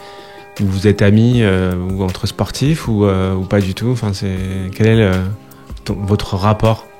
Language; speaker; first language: French; native; French